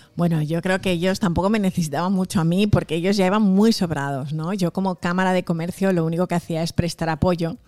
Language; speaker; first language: Spanish; early bilingual, other home language; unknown